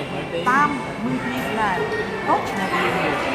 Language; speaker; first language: Russian; non-native, learner; Vietnamese